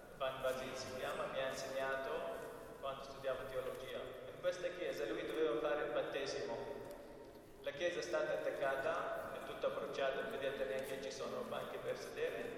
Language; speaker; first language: Italian; non-native, fluent; Kurdish